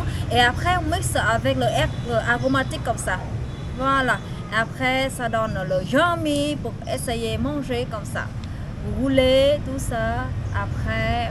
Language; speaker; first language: French; non-native, learner; Vietnamese